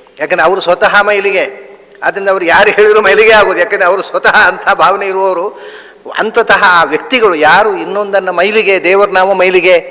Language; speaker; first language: Kannada; native; Kannada